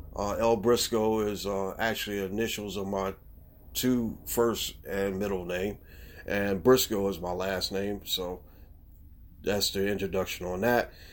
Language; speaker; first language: English; native; English